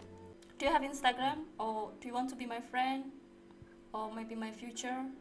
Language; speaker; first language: English; non-native, learner; Indonesian